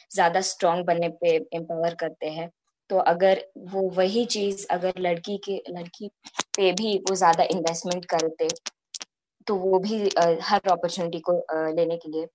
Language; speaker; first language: Hindi; non-native, local second language; Telugu